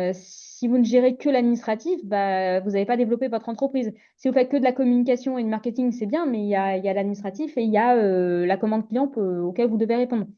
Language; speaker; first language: French; native; French